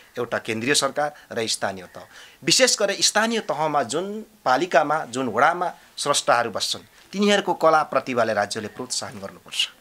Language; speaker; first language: Nepali; non-native, local second language; Limbu